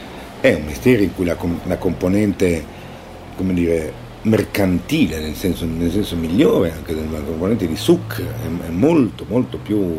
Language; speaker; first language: Italian; native; Italian